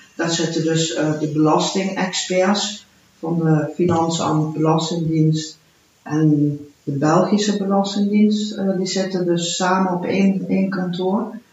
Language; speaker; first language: Dutch; early bilingual, heritage; Dutch